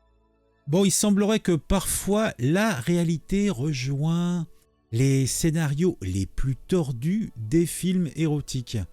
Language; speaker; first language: French; native; French